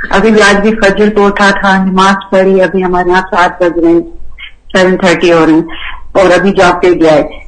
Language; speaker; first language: Urdu; native; Urdu